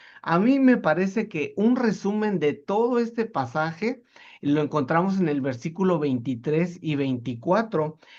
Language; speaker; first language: Spanish; native; Spanish